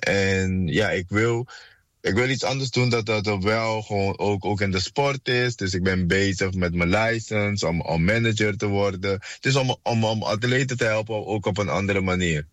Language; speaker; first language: Dutch; non-native, fluent; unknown